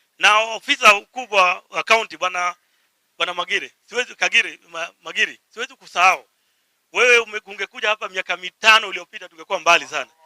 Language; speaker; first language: Swahili; native; Swahili